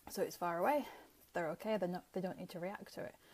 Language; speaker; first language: English; native; English